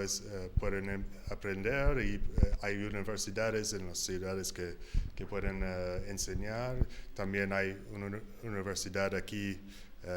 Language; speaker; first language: Spanish; non-native, learner; English